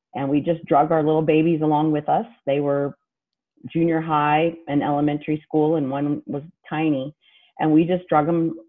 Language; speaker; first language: English; native; English